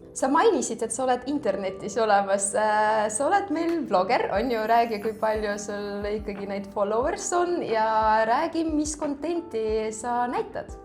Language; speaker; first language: Estonian; native; Estonian